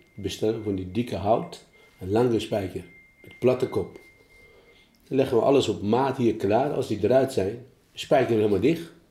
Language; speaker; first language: Dutch; non-native, fluent; Persian